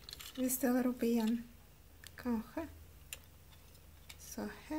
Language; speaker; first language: Swedish; non-native, learner; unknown